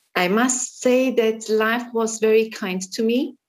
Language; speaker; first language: English; non-native, fluent; Armenian